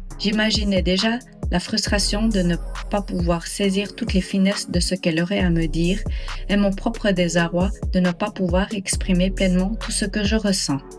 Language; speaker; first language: French; non-native, local second language; Swiss German